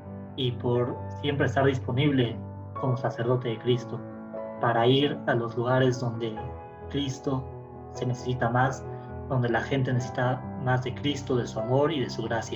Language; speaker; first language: Spanish; native; Spanish